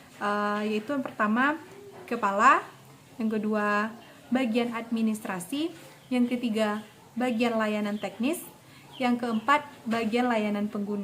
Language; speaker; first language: Indonesian; native; Indonesian